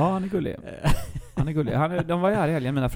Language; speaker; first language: Swedish; native; Swedish